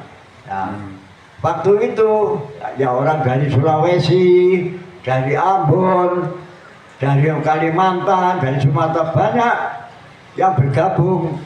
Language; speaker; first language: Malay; non-native, local second language; Javanese